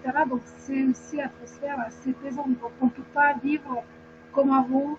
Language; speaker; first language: French; non-native, fluent; Ukrainian